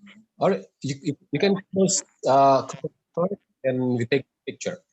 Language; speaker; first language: English; non-native, learner; Indonesian